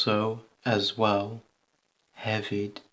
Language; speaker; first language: Welsh; non-native, learner; English